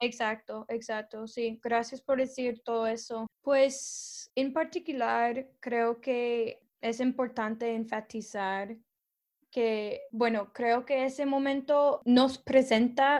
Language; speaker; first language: Spanish; non-native, fluent; English